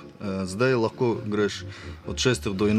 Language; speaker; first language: Slovenian; non-native, learner; Russian